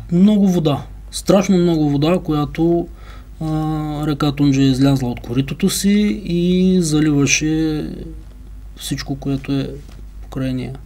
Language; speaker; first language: Bulgarian; native; Bulgarian